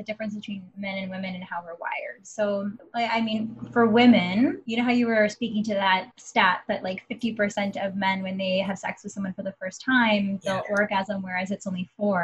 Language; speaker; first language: English; native; English